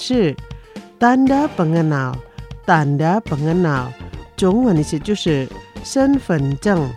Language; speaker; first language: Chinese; early bilingual, heritage; Chinese